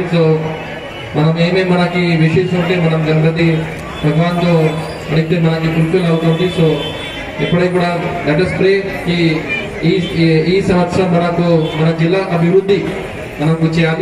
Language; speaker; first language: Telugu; non-native, learner; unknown